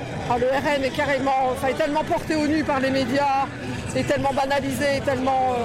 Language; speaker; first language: French; native; French